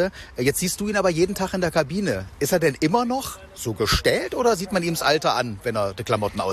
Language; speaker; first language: German; native; German